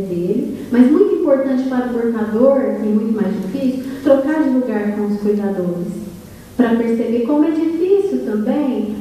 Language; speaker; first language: Portuguese; native; Portuguese